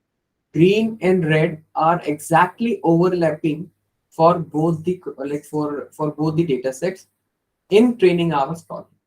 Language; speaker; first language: English; non-native, local second language; Hindi